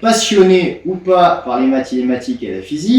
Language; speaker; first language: French; native; French